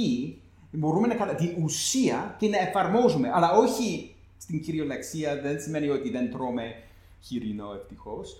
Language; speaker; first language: Greek; non-native, fluent; English